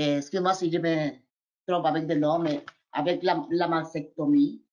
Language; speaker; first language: French; non-native, fluent; Spanish